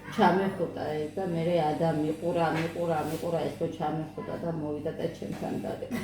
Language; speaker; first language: Georgian; non-native, local second language; Mingrelian